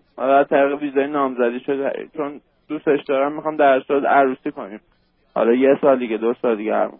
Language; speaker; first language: Persian; native; Persian